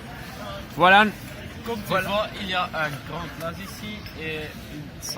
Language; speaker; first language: French; non-native, learner; Dutch